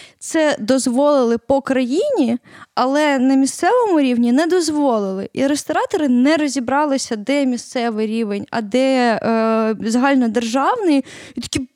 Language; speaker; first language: Ukrainian; native; Ukrainian